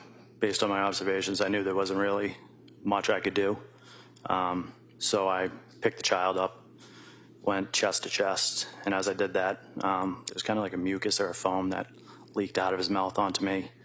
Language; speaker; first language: English; native; English